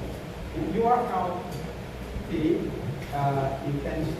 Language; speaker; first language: English; non-native, fluent; Indonesian